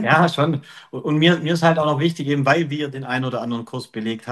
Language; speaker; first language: German; native; German